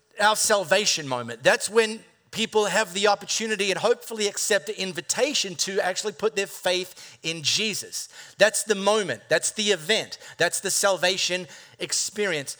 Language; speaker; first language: English; native; English